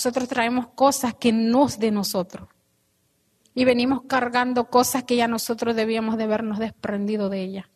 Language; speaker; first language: Spanish; native; Spanish